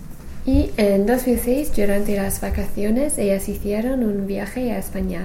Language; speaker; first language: Spanish; non-native, learner; English